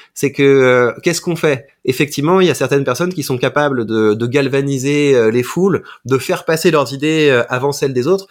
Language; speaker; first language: French; native; French